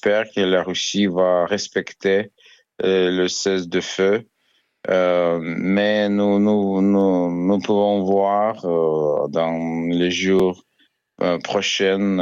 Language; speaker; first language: French; non-native, learner; Ukrainian